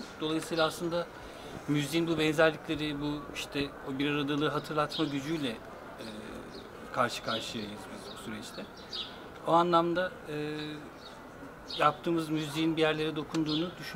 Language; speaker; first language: Turkish; native; Turkish